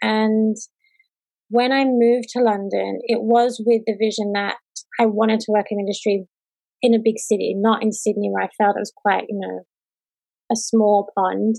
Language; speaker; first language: English; native; English